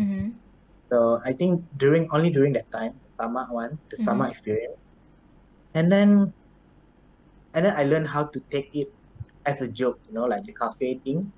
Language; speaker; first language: English; non-native, local second language; Thai